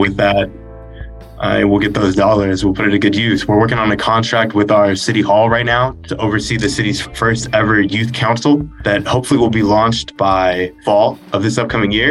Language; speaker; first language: English; native; English